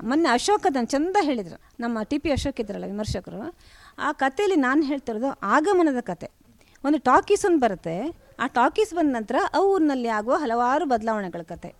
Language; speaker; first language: Kannada; native; Kannada